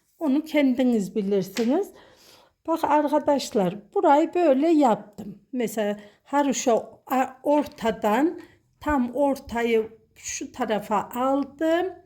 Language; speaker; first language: Turkish; native; Turkish